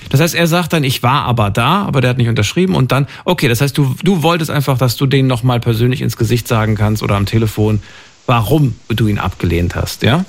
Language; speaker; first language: German; native; German